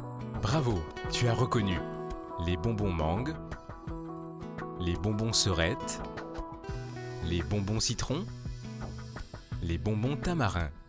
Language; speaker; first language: French; native; French